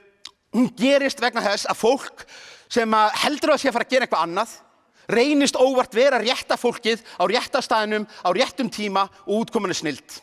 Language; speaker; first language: Icelandic; native; Icelandic